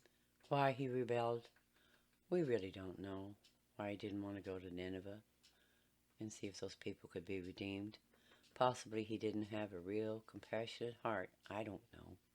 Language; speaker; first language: English; native; English